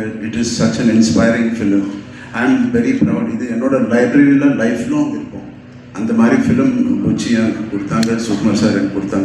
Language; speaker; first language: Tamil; non-native, learner; Telugu